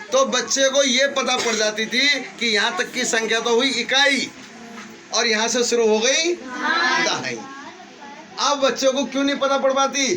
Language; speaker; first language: Hindi; native; Hindi